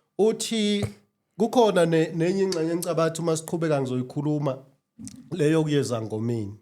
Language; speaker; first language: Zulu; native; Zulu